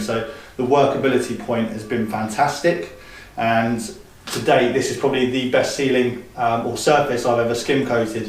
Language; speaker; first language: English; native; English